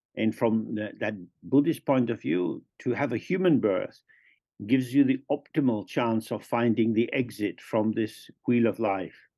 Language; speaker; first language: English; native; English